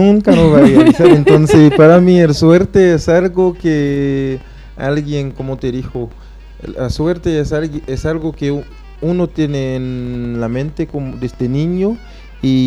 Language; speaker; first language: Spanish; non-native, fluent; Haitian Creole